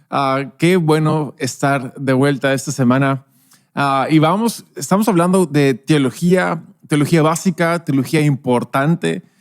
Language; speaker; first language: Spanish; non-native, local second language; English